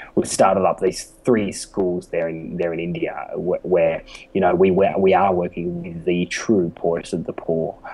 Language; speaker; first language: English; native; English